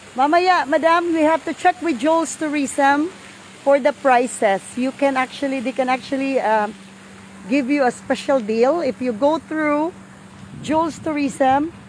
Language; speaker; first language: English; non-native, local second language; Filipino